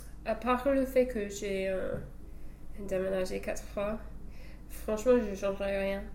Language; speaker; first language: French; non-native, fluent; English